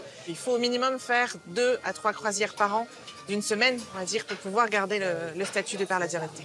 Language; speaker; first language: French; native; French